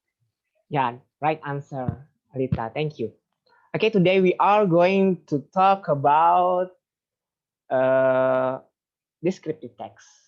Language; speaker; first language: English; non-native, fluent; Indonesian